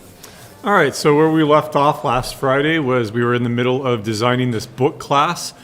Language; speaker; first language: English; native; English